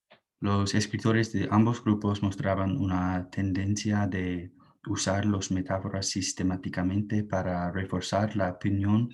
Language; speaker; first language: Spanish; non-native, fluent; English